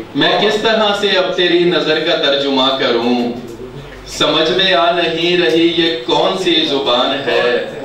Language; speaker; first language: Urdu; non-native, local second language; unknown